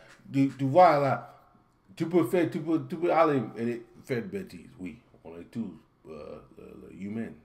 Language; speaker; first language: French; non-native, learner; English